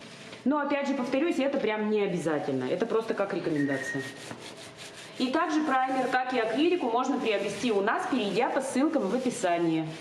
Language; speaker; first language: Russian; native; Russian